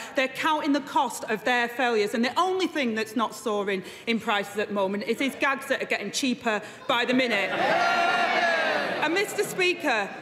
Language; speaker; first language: English; native; English